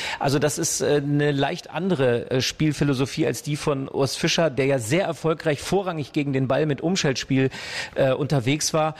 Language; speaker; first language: German; native; German